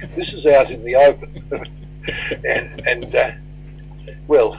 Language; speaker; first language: English; native; English